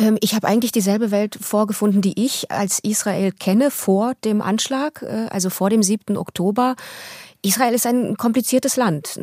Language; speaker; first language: German; early bilingual, other home language; Russian